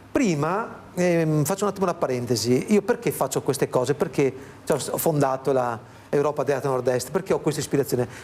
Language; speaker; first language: Italian; native; Italian